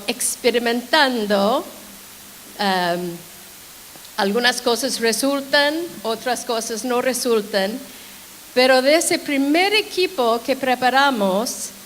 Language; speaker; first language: Spanish; non-native, fluent; English